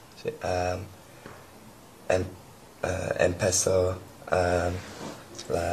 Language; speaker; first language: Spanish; non-native, learner; English